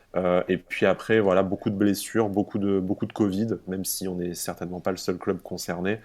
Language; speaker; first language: French; native; French